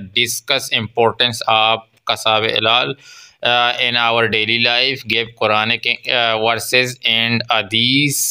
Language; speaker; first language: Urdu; non-native, local second language; Baluchi